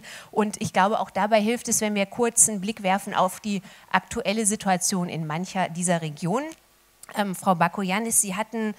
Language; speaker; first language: German; native; German